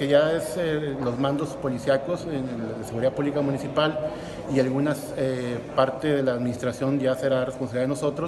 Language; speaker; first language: Spanish; native; Spanish